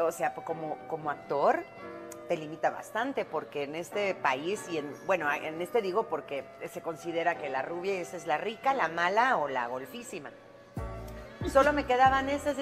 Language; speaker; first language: Spanish; early bilingual, other home language; Romanian